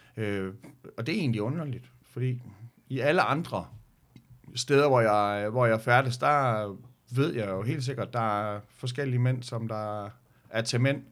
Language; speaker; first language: Danish; native; Danish